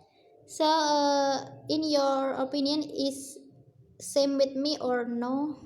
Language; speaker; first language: English; non-native, learner; Indonesian